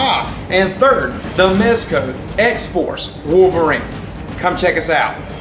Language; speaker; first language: English; native; English